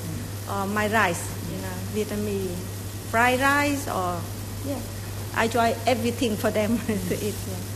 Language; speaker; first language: English; non-native, learner; Vietnamese